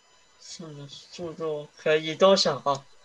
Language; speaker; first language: Chinese; early bilingual, heritage; Chinese